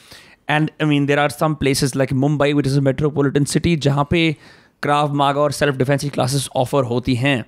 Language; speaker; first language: English; non-native, local second language; Hindi